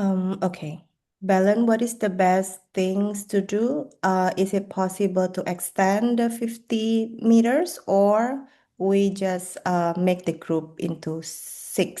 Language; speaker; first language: English; non-native, fluent; Indonesian